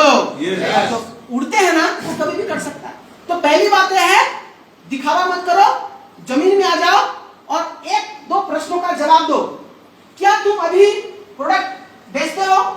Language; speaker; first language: Hindi; non-native, local second language; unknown